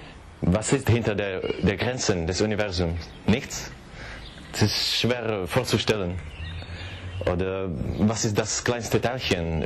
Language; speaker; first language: German; non-native, fluent; Czech